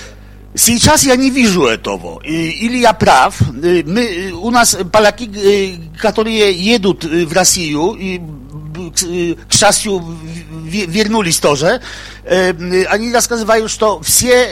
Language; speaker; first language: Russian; non-native, learner; Polish